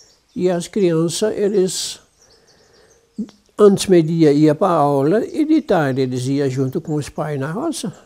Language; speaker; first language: Portuguese; non-native, local second language; German